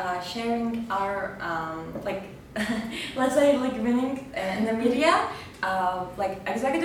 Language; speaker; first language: English; non-native, fluent; Turkish